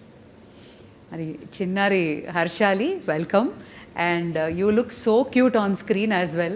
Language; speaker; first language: Telugu; native; Telugu